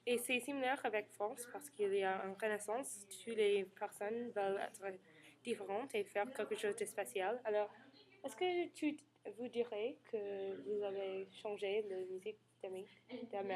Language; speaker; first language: French; non-native, learner; English